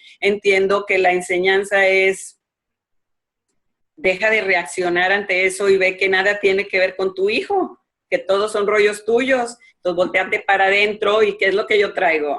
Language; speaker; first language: Spanish; native; Spanish